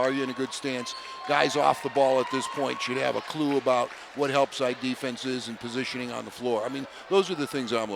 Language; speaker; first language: English; native; English